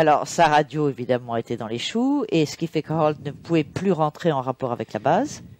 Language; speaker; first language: French; native; French